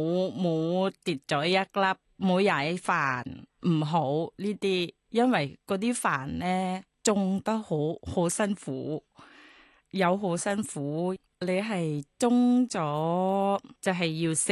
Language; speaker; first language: Cantonese; non-native, fluent; Thai